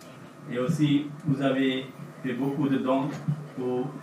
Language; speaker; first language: French; non-native, fluent; Sinhala